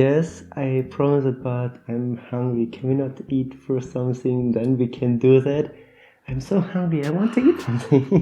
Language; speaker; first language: English; non-native, fluent; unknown